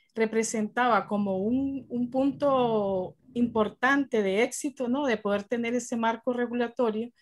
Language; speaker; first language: Spanish; native; Spanish